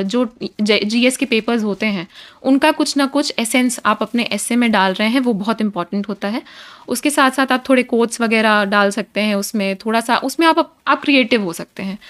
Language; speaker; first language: Hindi; native; Hindi